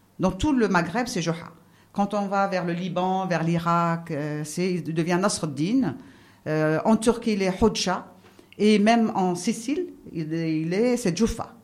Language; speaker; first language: French; non-native, local second language; Arabic